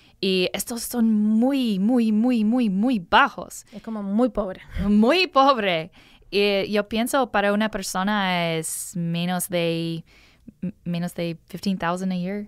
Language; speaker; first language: Spanish; non-native, learner; English